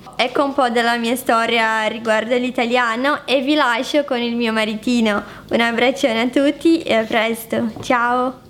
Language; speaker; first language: Italian; non-native, fluent; Portuguese